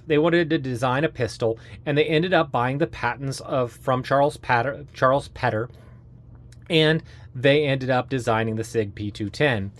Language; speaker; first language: English; native; English